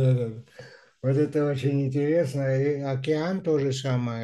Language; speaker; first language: Russian; native; Russian